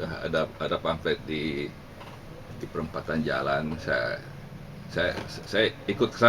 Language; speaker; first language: Indonesian; non-native, local second language; Javanese